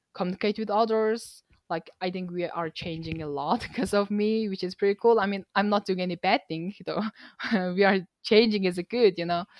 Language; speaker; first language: English; non-native, fluent; Mongolian